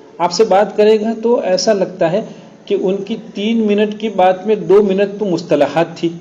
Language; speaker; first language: Urdu; non-native, local second language; Gujarati